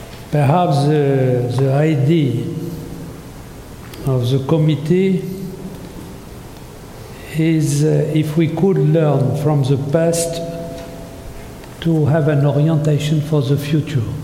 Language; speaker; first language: English; non-native, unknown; French